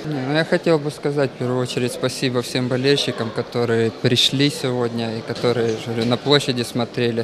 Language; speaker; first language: Russian; native; Russian